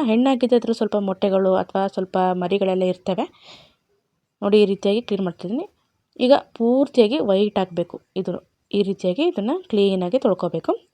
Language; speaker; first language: Kannada; non-native, local second language; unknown